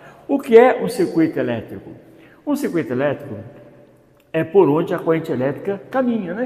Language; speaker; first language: Portuguese; native; Portuguese